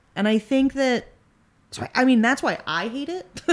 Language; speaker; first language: English; native; English